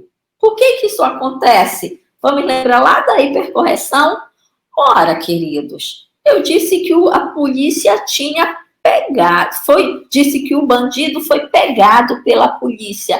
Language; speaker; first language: Portuguese; native; Portuguese